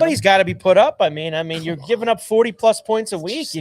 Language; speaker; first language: English; native; English